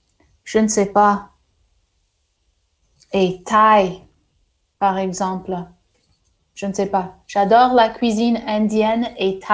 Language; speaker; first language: French; non-native, fluent; English